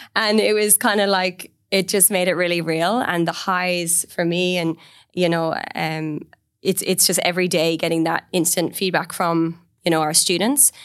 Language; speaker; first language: English; native; English